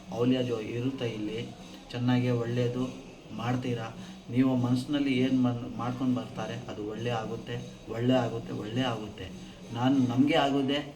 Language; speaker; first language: Kannada; non-native, local second language; Urdu